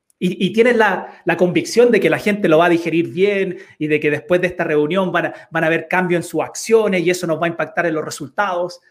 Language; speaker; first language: Spanish; early bilingual, heritage; Spanish